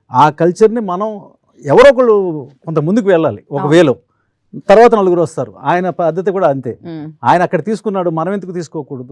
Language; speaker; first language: Telugu; native; Telugu